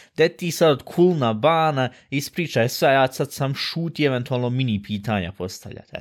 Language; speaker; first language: Bosnian; early bilingual, heritage; Bosnian